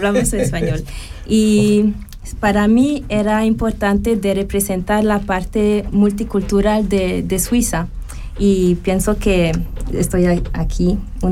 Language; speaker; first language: Spanish; non-native, fluent; French